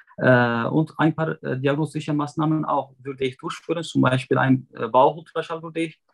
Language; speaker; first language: German; non-native, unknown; Turkish